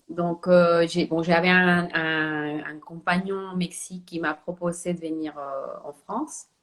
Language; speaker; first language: French; non-native, fluent; Spanish